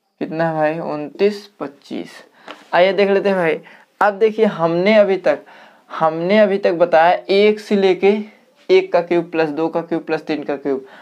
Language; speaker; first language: Hindi; native; Hindi